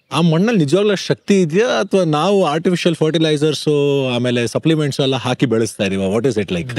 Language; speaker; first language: Kannada; native; Kannada